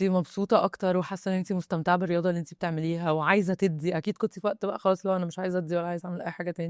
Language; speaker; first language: Arabic; native; Arabic